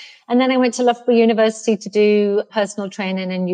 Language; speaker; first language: English; native; English